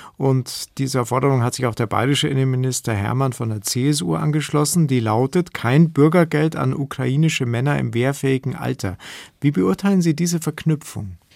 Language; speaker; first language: German; native; German